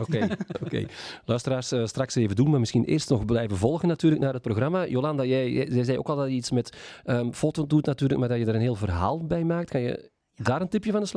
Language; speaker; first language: Dutch; native; Dutch